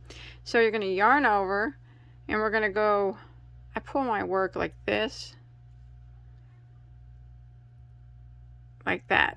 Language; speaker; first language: English; native; English